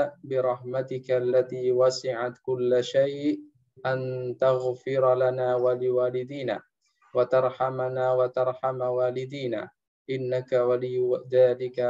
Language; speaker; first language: Arabic; non-native, fluent; Indonesian